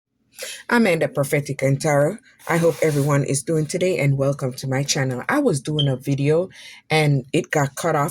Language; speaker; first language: English; native; English